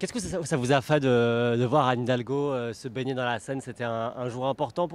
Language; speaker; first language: French; native; French